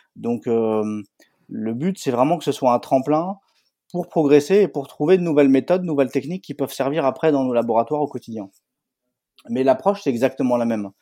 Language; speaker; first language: French; native; French